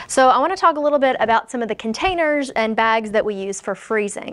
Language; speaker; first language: English; native; English